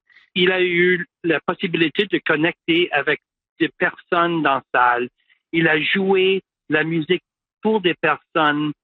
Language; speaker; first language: French; non-native, local second language; English